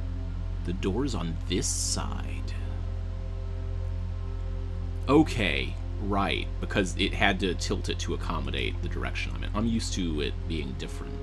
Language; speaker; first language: English; native; English